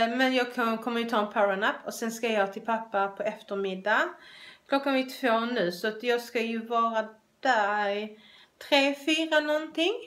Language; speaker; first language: Swedish; native; Swedish